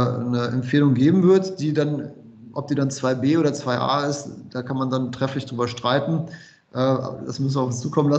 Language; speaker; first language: German; native; German